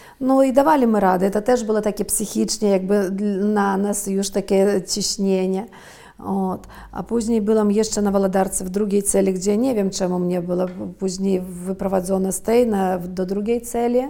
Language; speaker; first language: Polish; early bilingual, heritage; Polish